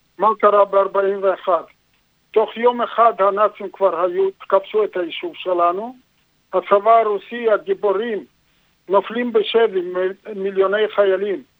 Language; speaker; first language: Hebrew; non-native, fluent; Yiddish